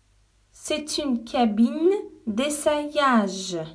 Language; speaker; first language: French; non-native, fluent; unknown